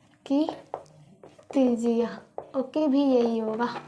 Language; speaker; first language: Hindi; native; Hindi